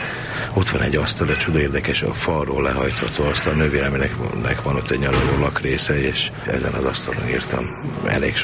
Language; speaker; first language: Hungarian; native; Hungarian